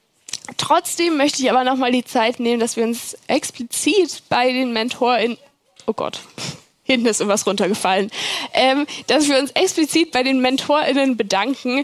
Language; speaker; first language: German; native; German